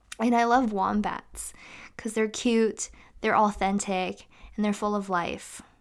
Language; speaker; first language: English; native; English